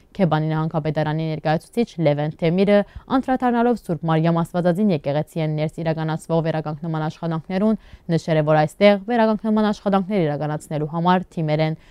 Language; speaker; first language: Armenian; early bilingual, heritage; Armenian